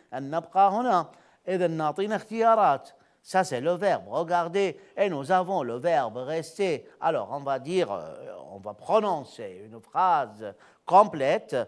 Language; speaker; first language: French; non-native, fluent; Arabic